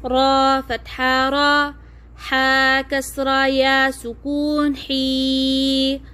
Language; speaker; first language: Arabic; non-native, fluent; Oromo